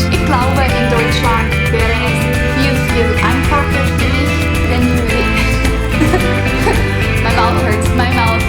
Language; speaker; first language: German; non-native, fluent; English